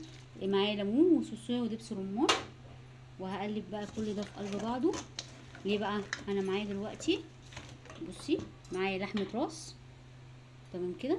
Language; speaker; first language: Arabic; native; Arabic